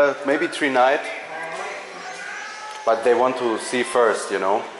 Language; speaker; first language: English; non-native, learner; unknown